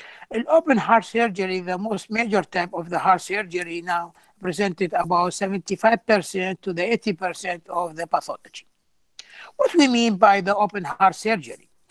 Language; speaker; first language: English; non-native, fluent; Arabic